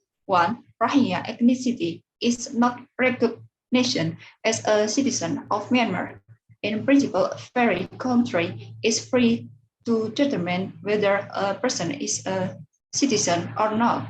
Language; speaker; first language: English; non-native, learner; Indonesian